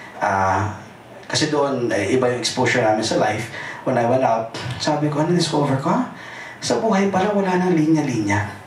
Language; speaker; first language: Filipino; non-native, local second language; Cebuano